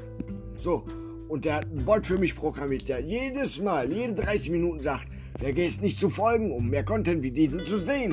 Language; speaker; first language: German; native; German